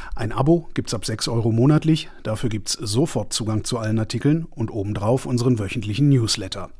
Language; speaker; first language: German; native; German